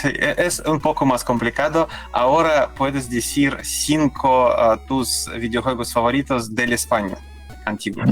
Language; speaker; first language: Spanish; non-native, learner; Russian